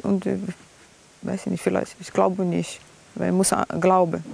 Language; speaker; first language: German; non-native, learner; Portuguese